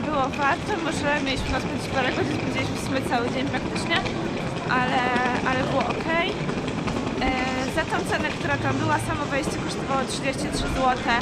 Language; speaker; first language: Polish; native; Polish